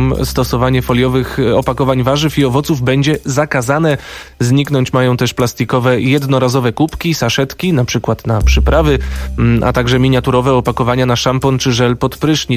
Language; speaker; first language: Polish; native; Polish